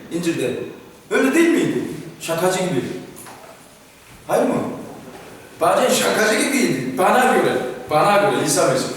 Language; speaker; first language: Turkish; non-native, fluent; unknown